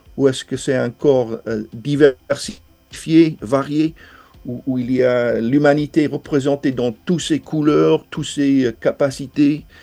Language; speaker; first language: French; non-native, fluent; English